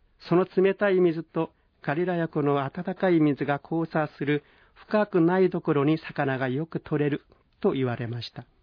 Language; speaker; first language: Japanese; non-native, fluent; Korean